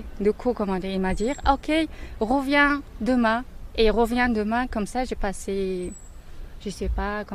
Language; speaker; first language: French; non-native, learner; Mongolian